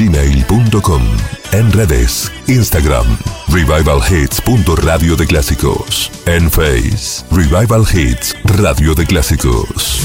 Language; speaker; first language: Spanish; native; Spanish